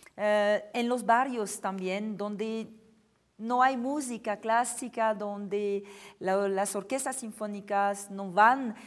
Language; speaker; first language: Spanish; non-native, fluent; French